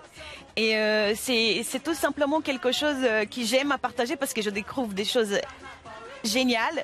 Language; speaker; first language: French; non-native, fluent; Portuguese